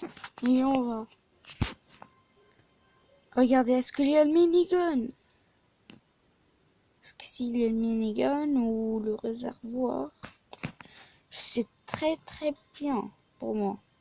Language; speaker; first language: French; non-native, learner; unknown